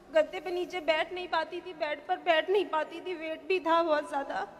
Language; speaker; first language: Hindi; native; Hindi